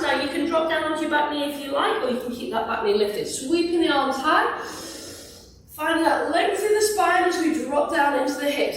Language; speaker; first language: English; native; English